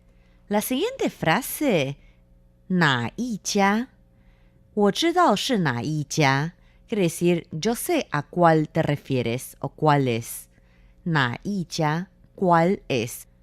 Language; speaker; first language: Spanish; non-native, fluent; Chinese